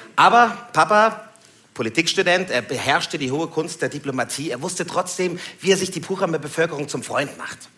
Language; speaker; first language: German; native; German